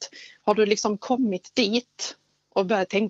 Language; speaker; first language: Swedish; native; Swedish